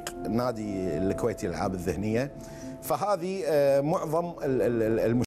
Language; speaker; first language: Arabic; native; Arabic